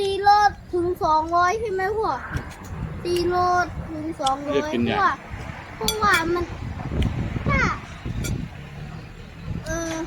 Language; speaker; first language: Thai; non-native, local second language; Northeastern Thai